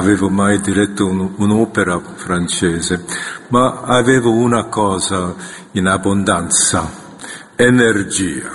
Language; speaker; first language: Italian; non-native, fluent; Korean